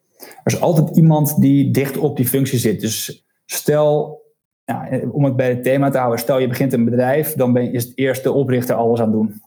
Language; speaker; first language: Dutch; native; Dutch